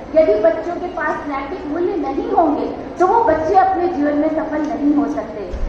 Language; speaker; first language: Hindi; native; Hindi